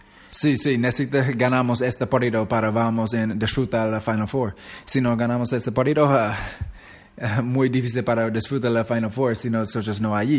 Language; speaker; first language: Spanish; non-native, learner; English